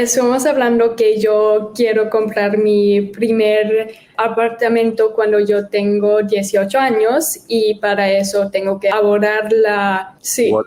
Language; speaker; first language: Spanish; early bilingual, heritage; German